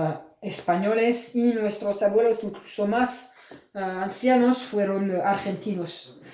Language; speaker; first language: Spanish; non-native, learner; French